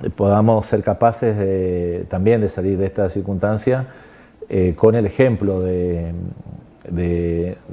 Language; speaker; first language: Spanish; native; Spanish